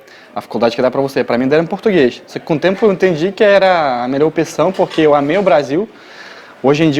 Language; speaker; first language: Portuguese; non-native, fluent; Russian